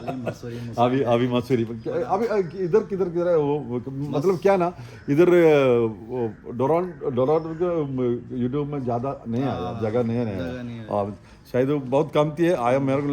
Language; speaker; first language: Hindi; non-native, local second language; Malayalam